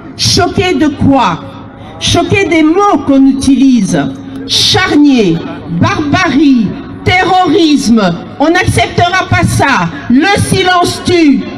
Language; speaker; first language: French; early bilingual, other home language; Lingala